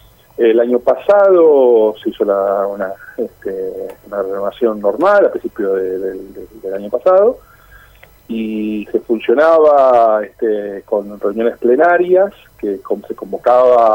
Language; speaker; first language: Spanish; native; Spanish